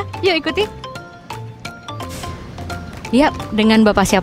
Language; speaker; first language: Indonesian; native; Indonesian